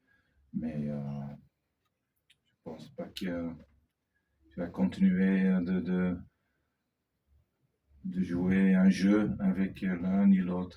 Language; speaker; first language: French; non-native, fluent; Dutch